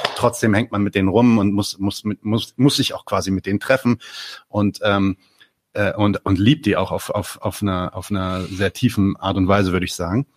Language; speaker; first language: German; early bilingual, other home language; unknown